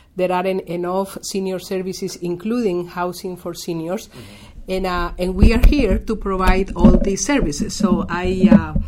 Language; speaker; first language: English; non-native, fluent; Spanish